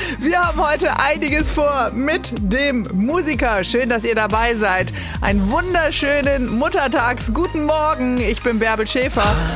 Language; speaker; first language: German; native; German